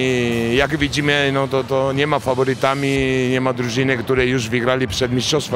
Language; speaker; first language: Polish; non-native, learner; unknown